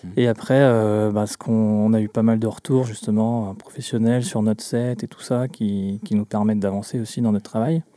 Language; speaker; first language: French; native; French